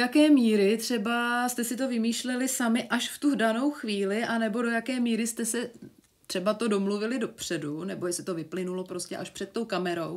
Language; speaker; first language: Czech; native; Czech